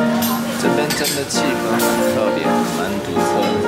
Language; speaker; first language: Chinese; non-native, fluent; Korean